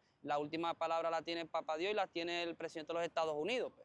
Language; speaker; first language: Spanish; native; Spanish